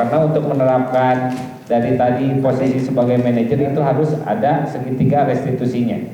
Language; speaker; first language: Indonesian; native; Indonesian